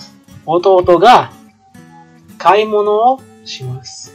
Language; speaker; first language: Japanese; non-native, fluent; Indonesian